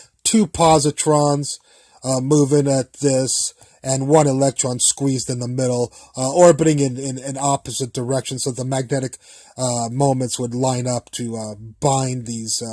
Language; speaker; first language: English; native; English